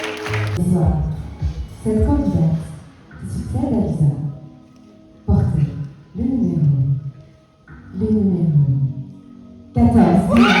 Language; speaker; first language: French; native; French